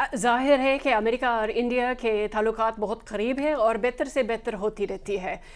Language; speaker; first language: Hindi; non-native, fluent; English